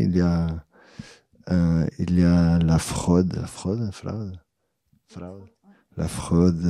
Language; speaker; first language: French; non-native, fluent; Portuguese